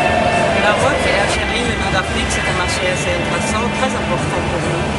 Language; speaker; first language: French; non-native, fluent; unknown